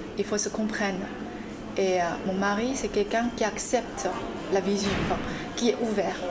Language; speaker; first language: French; non-native, fluent; Chinese